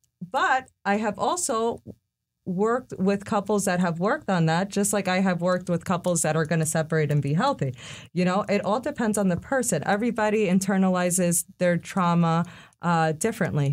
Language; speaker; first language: English; early bilingual, other home language; Spanish